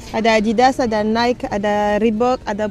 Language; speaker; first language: Indonesian; non-native, learner; Arabic